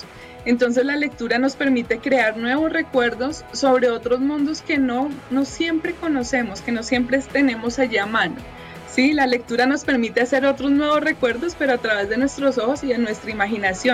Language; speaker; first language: Spanish; native; Spanish